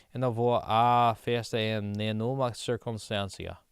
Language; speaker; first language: Portuguese; non-native, learner; English